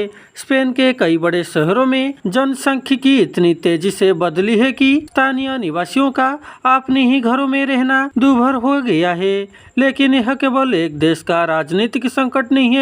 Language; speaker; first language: Hindi; non-native, local second language; Odia